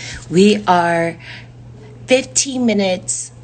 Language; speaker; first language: English; early bilingual, other home language; Korean